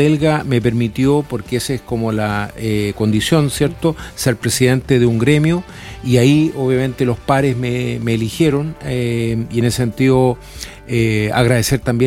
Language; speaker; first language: Spanish; native; Spanish